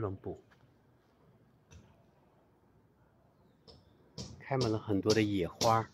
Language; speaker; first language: Chinese; native; Chinese